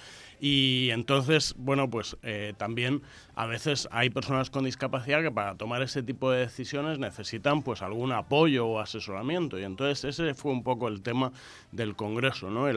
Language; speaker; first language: Spanish; native; Spanish